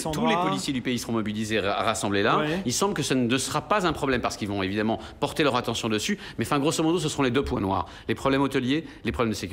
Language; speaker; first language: French; native; French